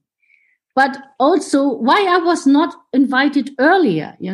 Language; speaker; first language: English; non-native, fluent; German